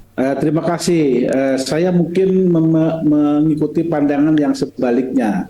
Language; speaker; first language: Indonesian; native; Indonesian